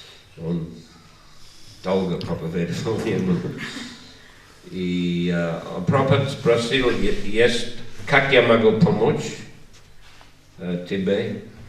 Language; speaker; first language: Russian; non-native, fluent; English